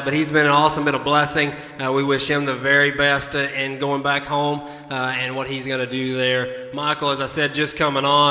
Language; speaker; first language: English; native; English